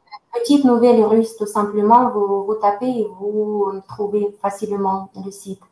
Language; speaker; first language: French; non-native, fluent; Russian